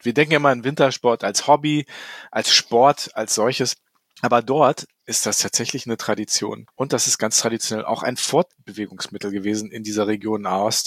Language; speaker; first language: German; native; German